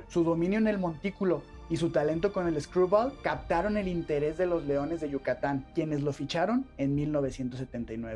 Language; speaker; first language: Spanish; native; Spanish